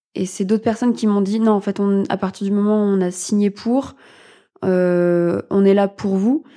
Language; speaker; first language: French; native; French